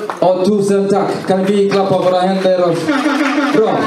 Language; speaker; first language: Swedish; non-native, fluent; Swahili